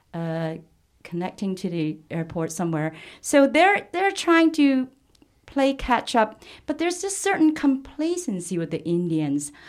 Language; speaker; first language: English; non-native, local second language; Chinese